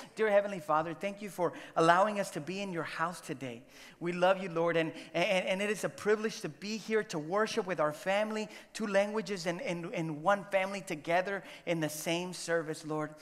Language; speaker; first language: English; non-native, fluent; Spanish